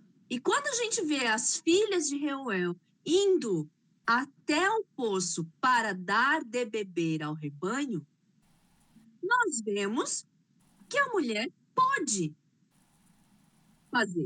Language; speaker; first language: Portuguese; native; Portuguese